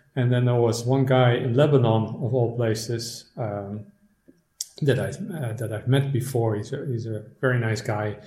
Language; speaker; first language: English; non-native, fluent; Dutch